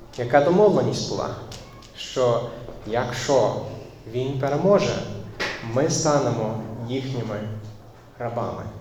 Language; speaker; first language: Ukrainian; non-native, fluent; English